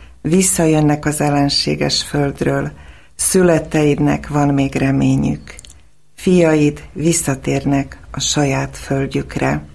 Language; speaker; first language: Hungarian; non-native, fluent; Slovak